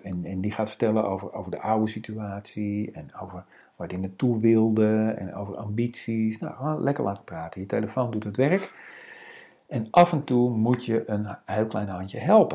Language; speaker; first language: Dutch; native; Dutch